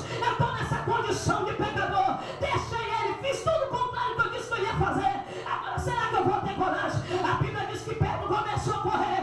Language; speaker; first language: Portuguese; native; Portuguese